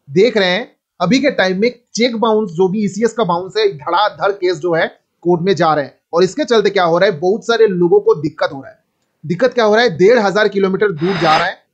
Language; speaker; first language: Hindi; native; Hindi